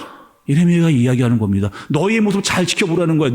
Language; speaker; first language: Korean; native; Korean